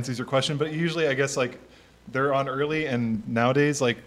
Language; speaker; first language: English; native; English